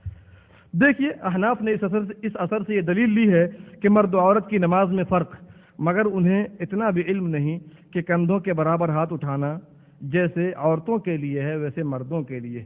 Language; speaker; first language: Urdu; native; Urdu